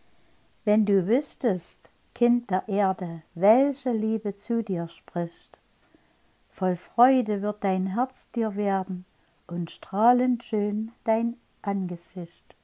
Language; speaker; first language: German; native; German